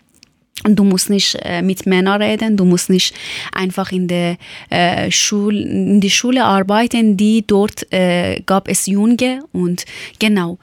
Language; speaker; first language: German; non-native, learner; Persian